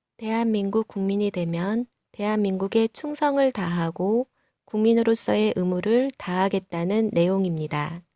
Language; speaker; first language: Korean; non-native, fluent; Vietnamese